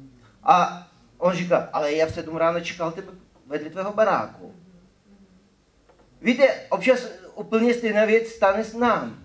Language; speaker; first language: Czech; non-native, fluent; Ukrainian